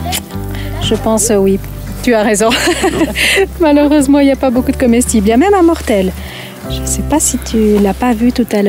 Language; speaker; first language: French; native; French